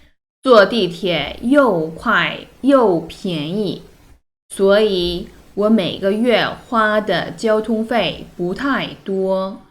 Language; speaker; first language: Chinese; non-native, fluent; Korean